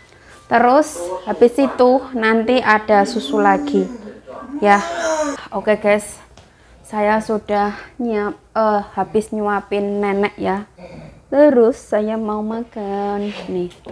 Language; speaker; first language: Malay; non-native, local second language; Javanese